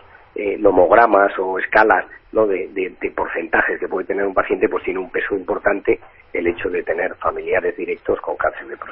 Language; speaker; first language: Spanish; native; Spanish